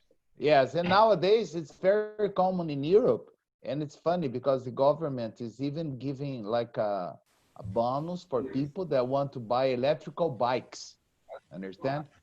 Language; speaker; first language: English; non-native, fluent; Portuguese